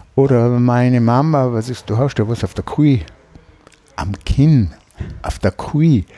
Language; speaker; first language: German; native; German